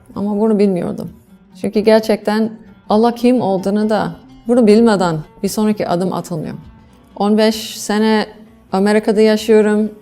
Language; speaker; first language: Turkish; non-native, fluent; English